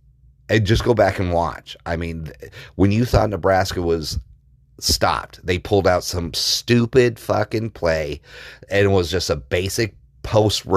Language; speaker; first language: English; native; English